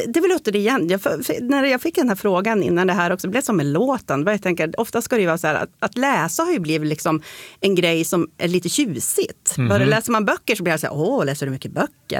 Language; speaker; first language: Swedish; native; Swedish